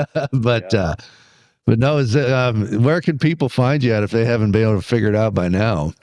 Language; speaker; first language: English; native; English